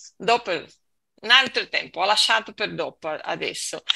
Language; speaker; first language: Italian; non-native, learner; Portuguese